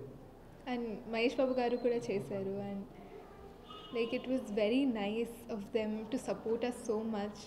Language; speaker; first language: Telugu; non-native, fluent; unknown